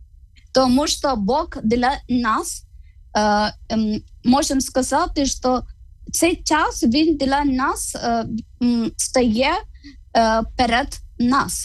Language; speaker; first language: Ukrainian; non-native, learner; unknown